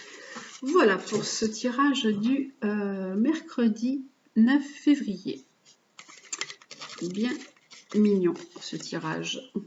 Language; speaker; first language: French; native; French